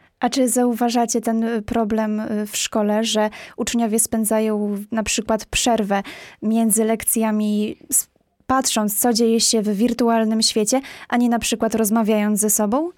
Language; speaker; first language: Polish; native; Polish